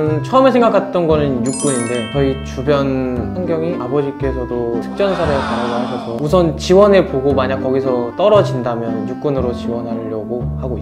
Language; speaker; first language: Korean; native; Korean